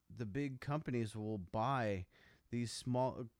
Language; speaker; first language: English; native; English